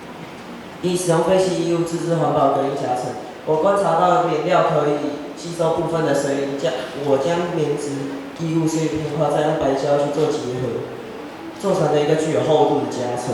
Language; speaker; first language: Chinese; native; Chinese